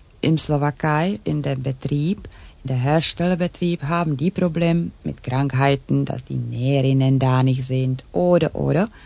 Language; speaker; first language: German; non-native, learner; Czech